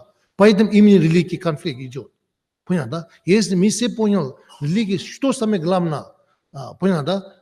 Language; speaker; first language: Russian; non-native, learner; Tibetan